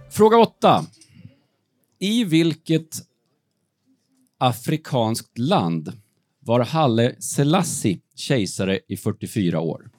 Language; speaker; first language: Swedish; native; Swedish